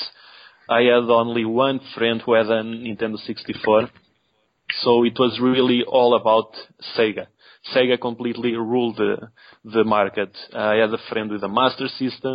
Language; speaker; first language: English; non-native, fluent; Portuguese